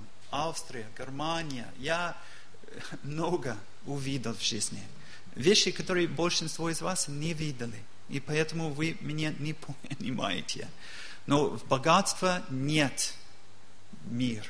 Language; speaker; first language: Russian; non-native, learner; English